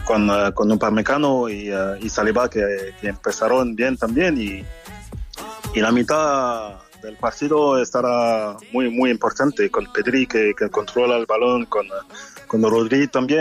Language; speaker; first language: Spanish; non-native, fluent; French